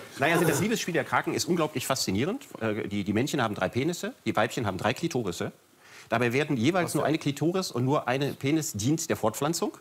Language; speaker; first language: German; native; German